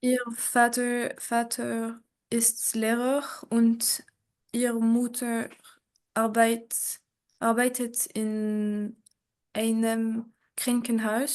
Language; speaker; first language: German; non-native, learner; French